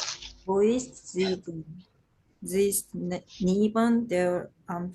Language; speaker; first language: German; non-native, learner; Korean